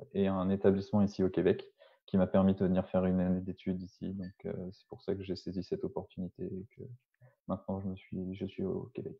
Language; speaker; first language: French; native; French